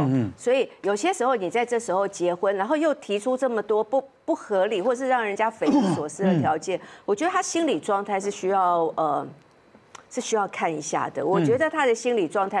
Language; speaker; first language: Chinese; native; Chinese